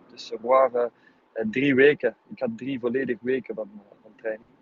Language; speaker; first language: Dutch; non-native, fluent; English